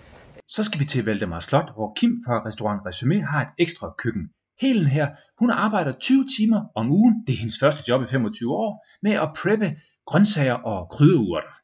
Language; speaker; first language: Danish; native; Danish